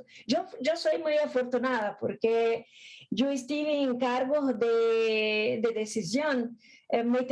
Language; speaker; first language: Spanish; non-native, fluent; Portuguese